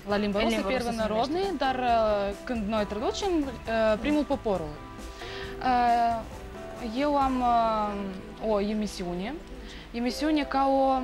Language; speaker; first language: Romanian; non-native, learner; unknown